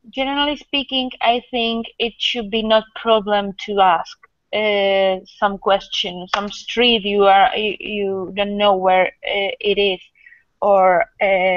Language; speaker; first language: English; non-native, learner; Spanish